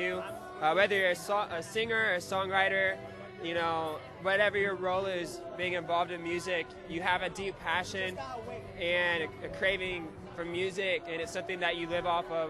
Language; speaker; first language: English; native; English